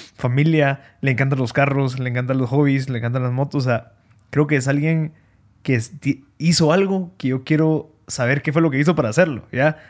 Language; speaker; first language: Spanish; native; Spanish